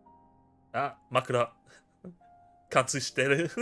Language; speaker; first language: Japanese; non-native, learner; English